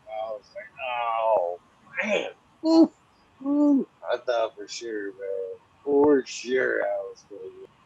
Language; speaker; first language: English; native; English